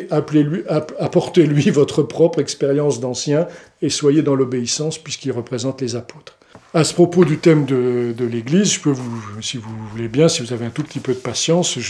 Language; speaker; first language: French; native; French